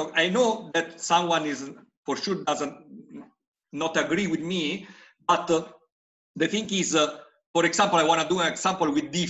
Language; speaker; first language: English; non-native, fluent; Italian